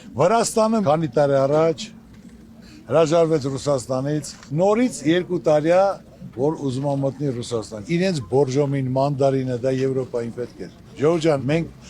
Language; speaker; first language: Armenian; native; Armenian